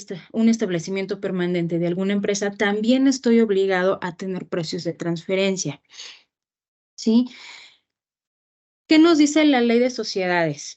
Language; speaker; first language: Spanish; native; Spanish